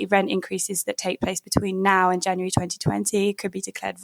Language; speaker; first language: English; native; English